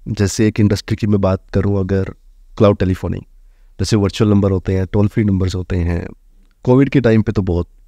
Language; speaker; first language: Hindi; native; Hindi